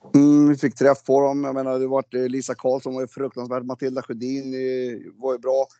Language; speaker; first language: Swedish; native; Swedish